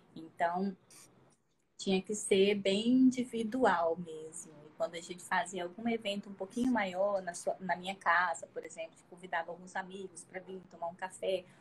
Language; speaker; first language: Portuguese; native; Portuguese